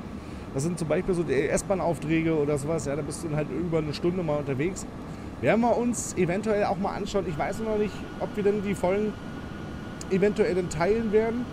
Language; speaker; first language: German; native; German